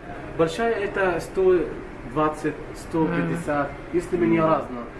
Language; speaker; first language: Russian; non-native, learner; Arabic